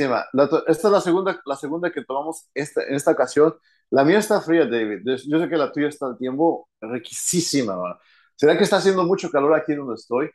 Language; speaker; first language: Spanish; early bilingual, heritage; Spanish